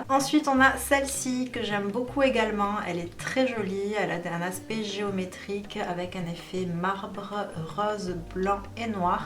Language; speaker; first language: French; native; French